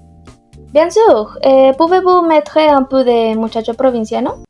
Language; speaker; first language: French; non-native, learner; Spanish